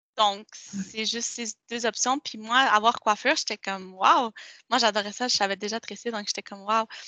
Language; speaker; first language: French; non-native, local second language; Spanish